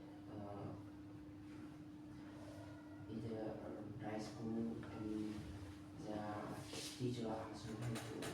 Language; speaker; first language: English; non-native, learner; Vietnamese